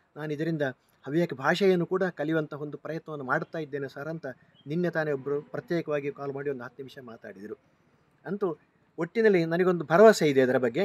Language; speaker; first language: Kannada; native; Kannada